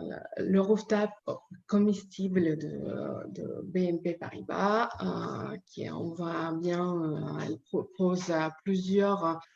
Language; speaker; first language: French; non-native, learner; Ukrainian